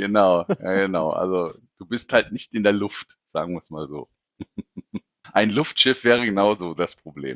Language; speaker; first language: German; native; German